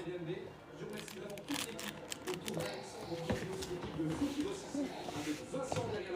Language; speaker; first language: French; native; French